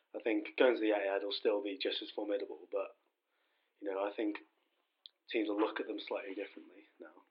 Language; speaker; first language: English; native; English